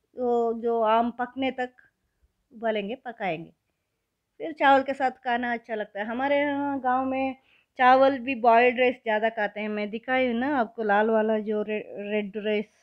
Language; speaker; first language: Hindi; non-native, local second language; Kannada